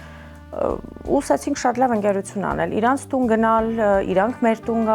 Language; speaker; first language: Armenian; native; Armenian